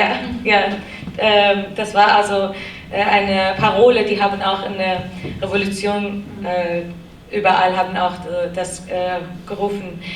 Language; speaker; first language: German; non-native, learner; Kurdish